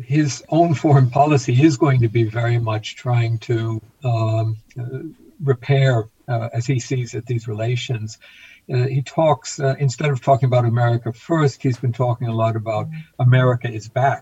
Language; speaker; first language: English; native; English